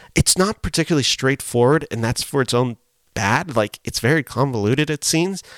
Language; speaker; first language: English; early bilingual, other home language; Spanish